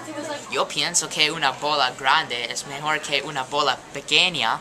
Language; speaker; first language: Spanish; non-native, learner; English